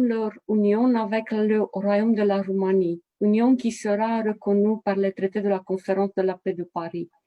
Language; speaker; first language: French; non-native, fluent; Romanian